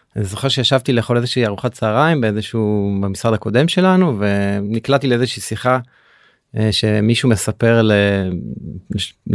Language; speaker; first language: Hebrew; native; Hebrew